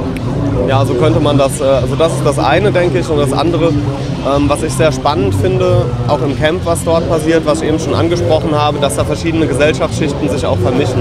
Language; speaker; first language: German; native; German